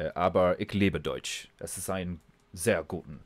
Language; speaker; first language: German; non-native, learner; English